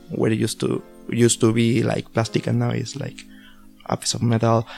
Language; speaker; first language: English; non-native, learner; Spanish